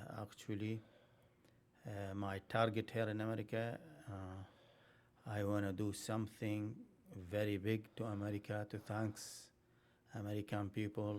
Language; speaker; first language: English; non-native, learner; Arabic